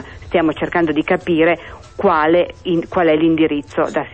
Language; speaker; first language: Italian; native; Italian